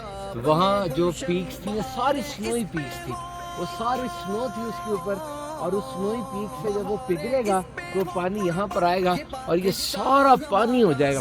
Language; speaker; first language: Urdu; native; Urdu